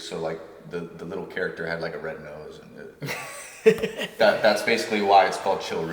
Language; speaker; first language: English; native; English